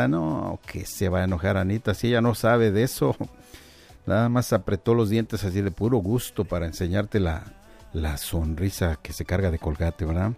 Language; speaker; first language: Spanish; native; Spanish